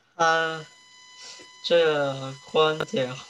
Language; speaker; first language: Chinese; early bilingual, heritage; Chinese